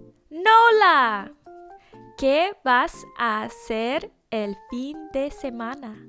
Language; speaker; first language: Spanish; non-native, learner; English